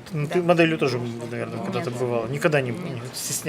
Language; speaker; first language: Russian; native; Russian